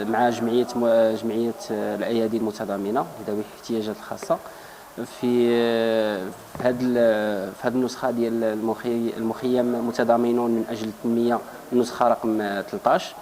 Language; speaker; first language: Arabic; native; Arabic